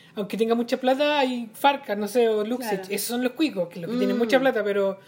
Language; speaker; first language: Spanish; native; Spanish